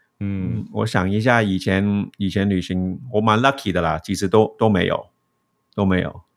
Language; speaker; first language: Chinese; early bilingual, heritage; Chinese